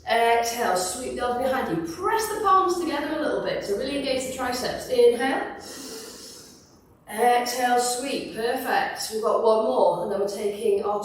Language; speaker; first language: English; native; English